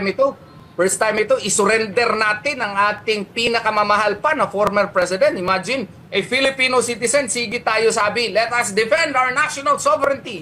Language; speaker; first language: Filipino; native; Filipino